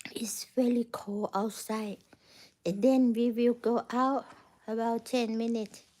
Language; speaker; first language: English; non-native, learner; Thai